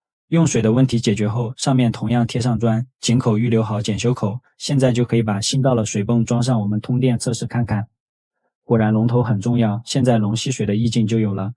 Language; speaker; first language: Chinese; native; Chinese